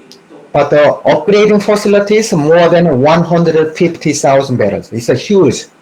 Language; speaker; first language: English; non-native, fluent; Korean